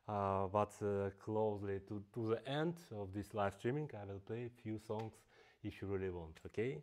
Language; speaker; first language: English; non-native, fluent; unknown